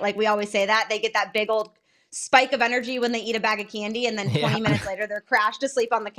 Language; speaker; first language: English; native; English